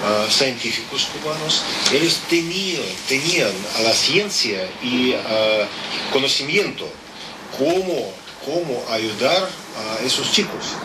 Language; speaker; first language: Spanish; non-native, learner; Russian